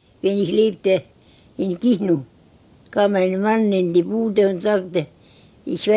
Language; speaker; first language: German; non-native, learner; Estonian